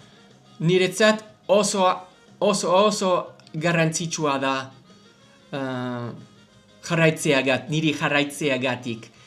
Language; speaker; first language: Basque; non-native, learner; English